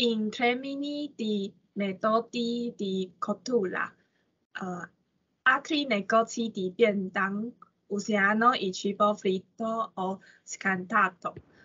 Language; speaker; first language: Italian; non-native, learner; Chinese